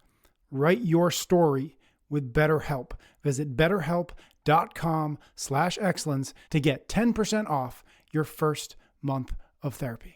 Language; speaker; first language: English; native; English